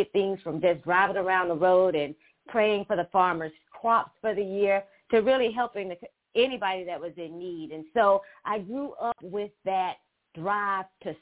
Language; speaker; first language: English; native; English